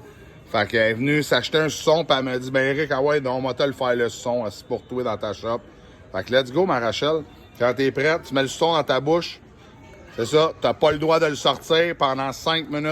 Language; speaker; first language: French; native; French